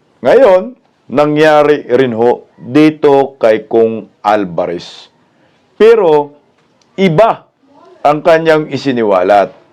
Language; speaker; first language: Filipino; native; Filipino